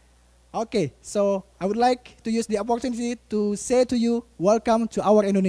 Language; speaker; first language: English; non-native, fluent; Indonesian